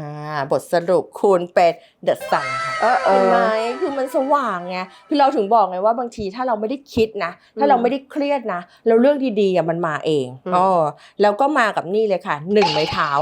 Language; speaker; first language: Thai; native; Thai